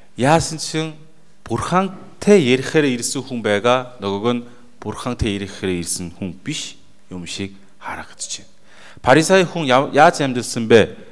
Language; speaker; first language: Mongolian; non-native, fluent; Korean